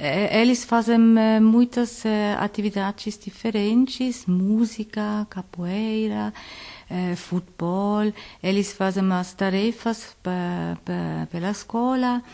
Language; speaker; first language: Portuguese; non-native, learner; Italian